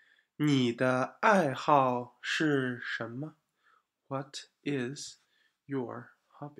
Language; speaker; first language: Chinese; non-native, fluent; English